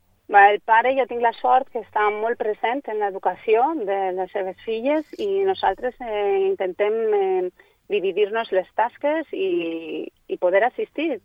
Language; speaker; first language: Catalan; non-native, local second language; Spanish